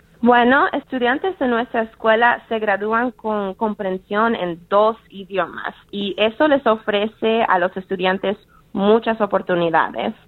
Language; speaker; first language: Spanish; non-native, fluent; English